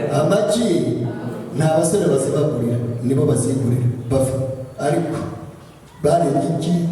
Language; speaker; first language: Kinyarwanda; early bilingual, heritage; Kinyarwanda